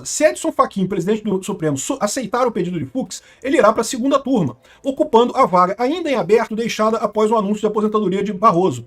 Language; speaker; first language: Portuguese; native; Portuguese